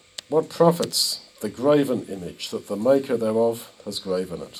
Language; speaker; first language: English; native; English